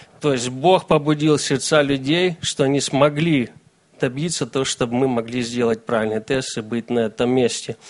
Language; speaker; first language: Russian; native; Russian